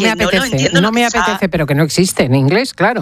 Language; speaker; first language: Spanish; native; Spanish